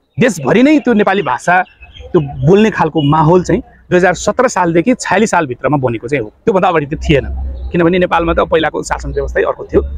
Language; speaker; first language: Nepali; non-native, local second language; Newari